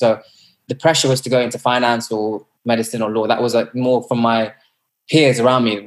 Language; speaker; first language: English; native; English